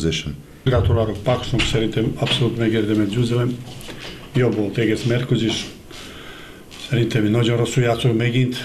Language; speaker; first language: Hungarian; non-native, learner; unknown